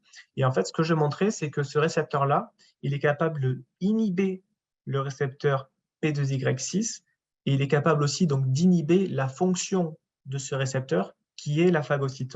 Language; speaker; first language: French; native; French